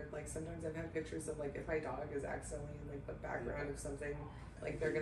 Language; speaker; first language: English; native; English